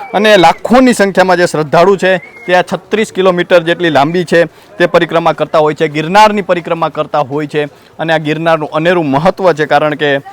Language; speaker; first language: Gujarati; native; Gujarati